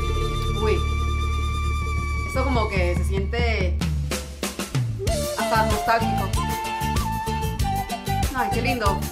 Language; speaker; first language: Spanish; native; Spanish